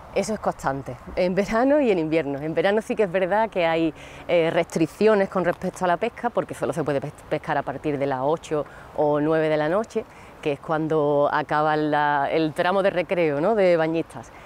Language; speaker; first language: Spanish; native; Spanish